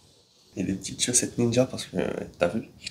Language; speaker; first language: French; native; French